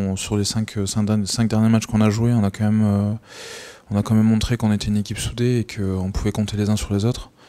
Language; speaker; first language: French; native; French